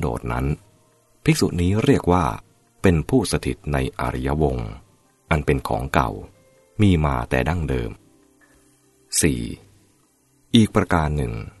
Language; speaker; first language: Thai; native; Thai